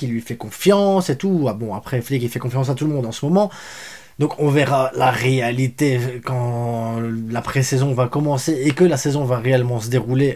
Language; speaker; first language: French; native; French